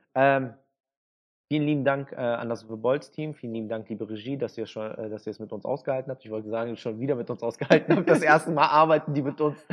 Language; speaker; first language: German; early bilingual, other home language; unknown